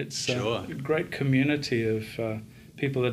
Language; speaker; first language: English; native; English